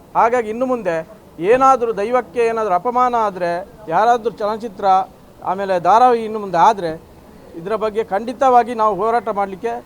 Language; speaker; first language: Kannada; non-native, local second language; Tulu